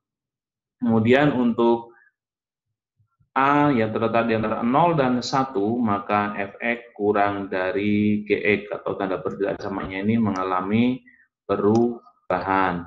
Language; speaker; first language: Indonesian; native; Indonesian